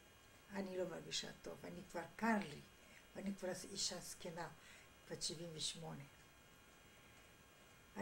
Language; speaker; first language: Hebrew; non-native, fluent; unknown